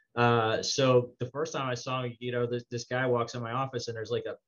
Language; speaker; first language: English; native; English